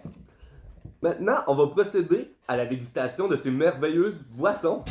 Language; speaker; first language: French; native; French